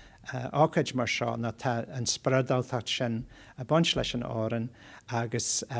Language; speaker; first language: Irish; non-native, fluent; English